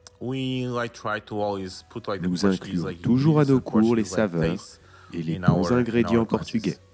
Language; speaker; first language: French; non-native, fluent; Portuguese